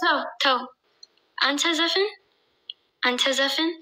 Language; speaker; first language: Amharic; non-native, learner; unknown